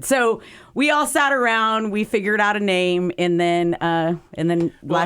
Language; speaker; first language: English; native; English